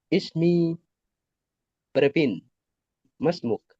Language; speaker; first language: Arabic; non-native, learner; Indonesian